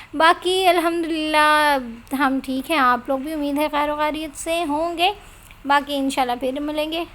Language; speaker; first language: Urdu; native; Urdu